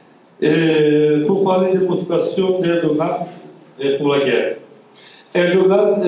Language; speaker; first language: French; non-native, fluent; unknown